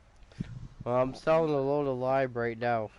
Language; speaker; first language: English; native; English